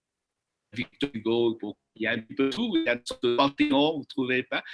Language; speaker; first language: French; non-native, fluent; Vietnamese